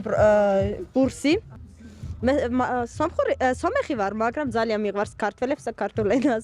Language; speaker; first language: Georgian; non-native, local second language; Armenian